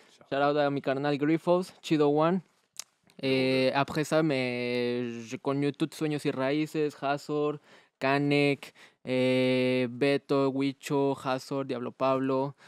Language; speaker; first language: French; non-native, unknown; Spanish